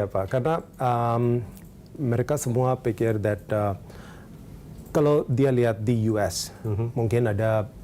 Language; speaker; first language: Indonesian; non-native, learner; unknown